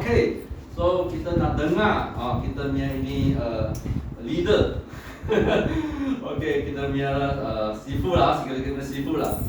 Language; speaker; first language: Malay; non-native, local second language; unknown